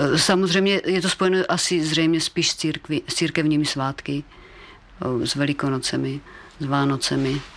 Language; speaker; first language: Czech; native; Czech